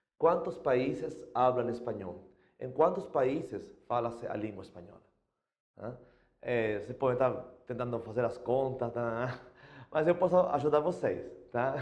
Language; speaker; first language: Portuguese; non-native, fluent; Spanish